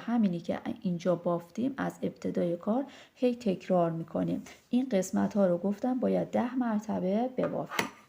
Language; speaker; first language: Persian; native; Persian